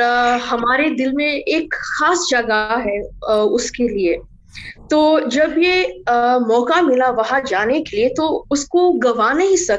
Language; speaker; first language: Hindi; non-native, fluent; English